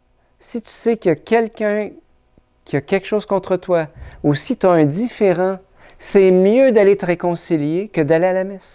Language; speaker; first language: French; native; French